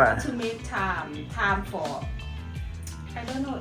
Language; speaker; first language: English; non-native, learner; Thai